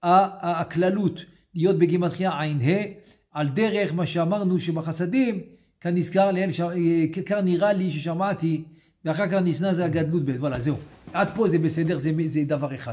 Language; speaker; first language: Hebrew; non-native, fluent; French